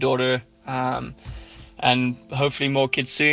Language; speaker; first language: English; native; English